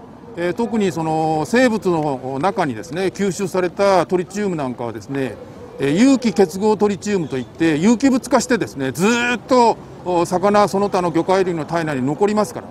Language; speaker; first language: Japanese; native; Japanese